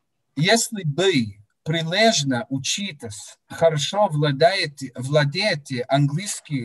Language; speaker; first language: Russian; non-native, fluent; English